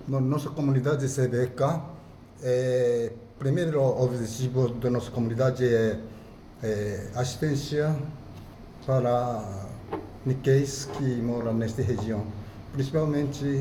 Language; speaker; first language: Portuguese; non-native, fluent; Japanese